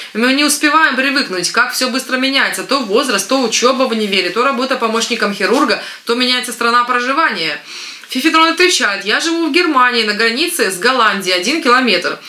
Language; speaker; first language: Russian; native; Russian